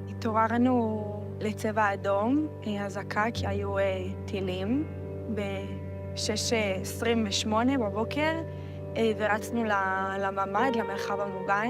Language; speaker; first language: Hebrew; native; Hebrew